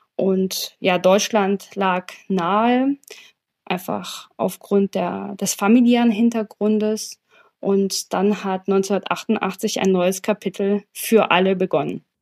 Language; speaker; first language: German; early bilingual, other home language; Polish